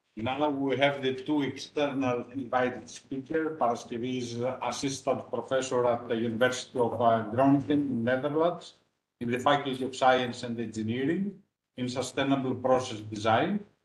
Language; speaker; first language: English; non-native, fluent; Greek